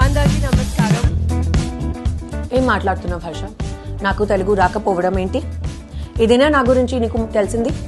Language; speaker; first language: Telugu; non-native, fluent; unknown